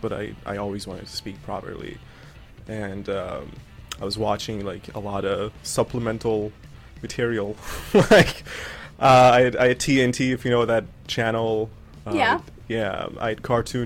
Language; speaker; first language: English; non-native, fluent; Persian